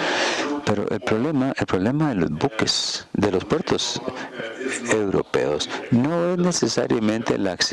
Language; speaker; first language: Spanish; non-native, fluent; German